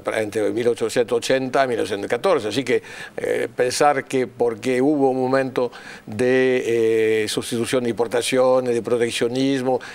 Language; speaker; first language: Spanish; non-native, fluent; French